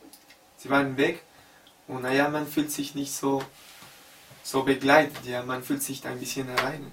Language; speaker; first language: German; non-native, learner; Spanish